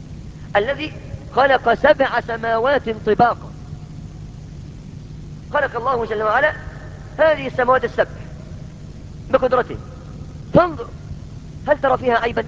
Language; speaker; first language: Arabic; native; Arabic